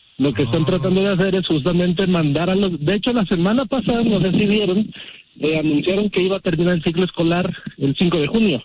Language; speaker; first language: Spanish; early bilingual, heritage; Spanish